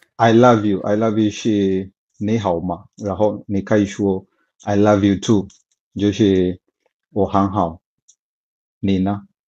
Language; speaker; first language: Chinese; non-native, fluent; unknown